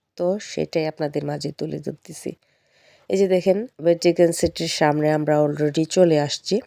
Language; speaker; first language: Bangla; native; Bangla